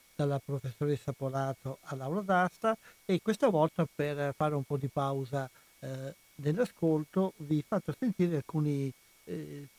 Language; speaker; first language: Italian; native; Italian